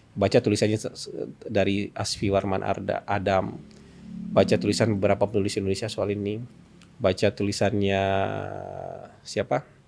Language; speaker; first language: Indonesian; non-native, local second language; Minangkabau